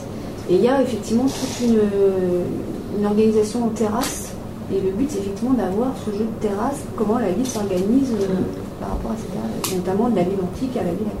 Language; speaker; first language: French; native; French